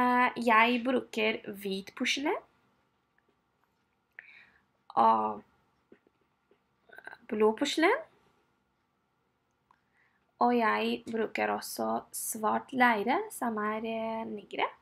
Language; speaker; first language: Norwegian; non-native, fluent; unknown